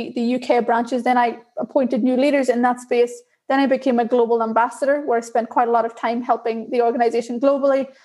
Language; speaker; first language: English; native; English